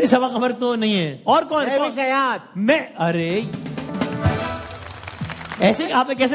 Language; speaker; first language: Urdu; native; Urdu